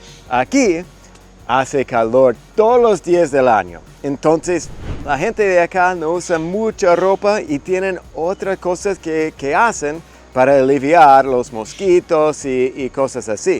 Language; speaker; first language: Spanish; non-native, fluent; English